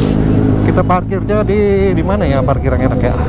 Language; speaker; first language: Indonesian; native; Indonesian